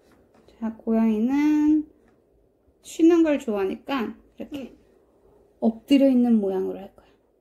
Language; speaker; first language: Korean; native; Korean